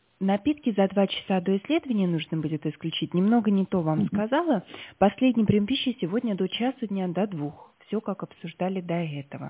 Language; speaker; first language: Russian; native; Russian